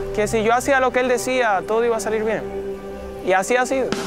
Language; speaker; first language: Spanish; native; Spanish